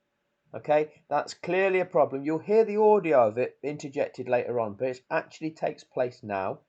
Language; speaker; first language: English; native; English